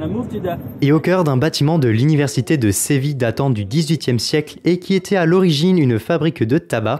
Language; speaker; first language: French; native; French